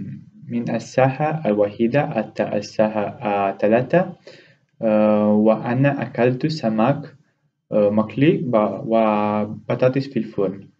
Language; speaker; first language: Arabic; non-native, learner; Romanian